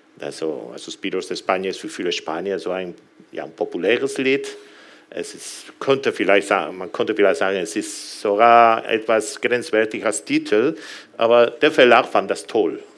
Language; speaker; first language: German; non-native, fluent; Spanish